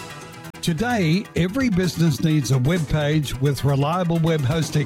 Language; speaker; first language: English; native; English